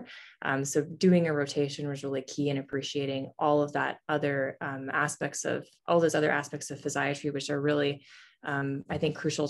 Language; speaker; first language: English; native; English